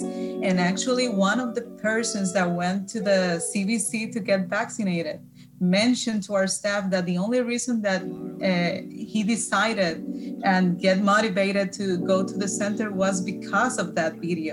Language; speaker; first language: English; non-native, fluent; Spanish